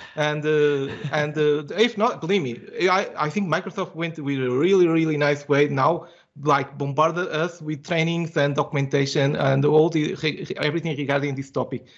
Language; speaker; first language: English; non-native, fluent; Portuguese